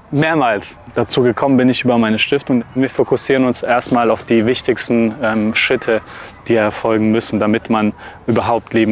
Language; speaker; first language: German; early bilingual, other home language; Serbian